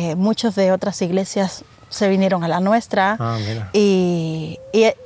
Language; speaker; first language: Spanish; native; Spanish